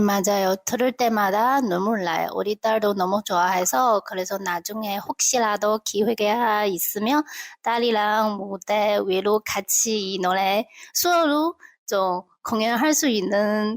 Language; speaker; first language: Korean; non-native, local second language; Chinese